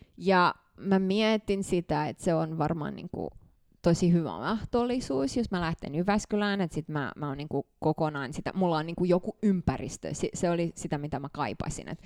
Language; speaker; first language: Finnish; non-native, fluent; Romanian